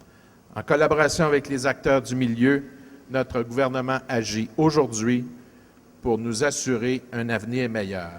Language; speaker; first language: French; native; French